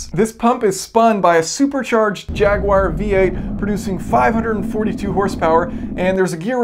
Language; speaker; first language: English; native; English